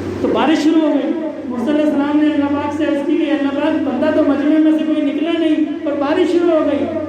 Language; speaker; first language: Urdu; non-native, local second language; Punjabi